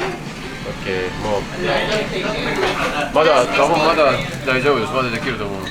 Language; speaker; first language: Japanese; non-native, fluent; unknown